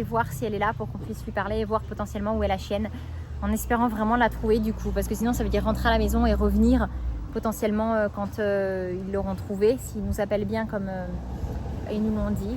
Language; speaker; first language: French; native; French